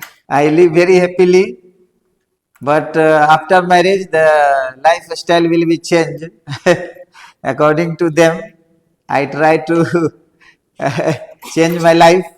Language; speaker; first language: English; non-native, learner; Hindi